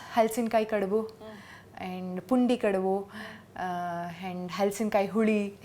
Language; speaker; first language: Kannada; native; Kannada